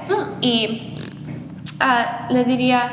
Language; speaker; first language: Spanish; non-native, learner; English